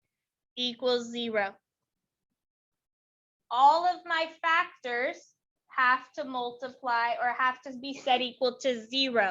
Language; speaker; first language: English; native; English